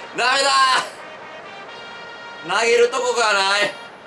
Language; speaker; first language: Japanese; native; Japanese